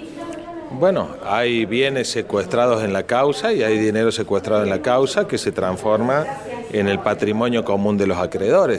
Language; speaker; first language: Spanish; native; Spanish